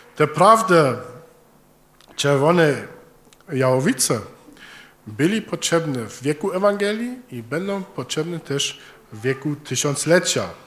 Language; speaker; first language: Polish; early bilingual, heritage; German